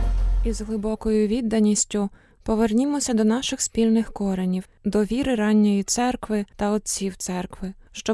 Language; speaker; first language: Ukrainian; native; Ukrainian